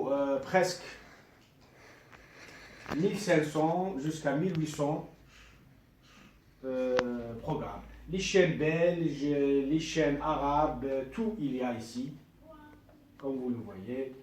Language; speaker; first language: French; non-native, local second language; Arabic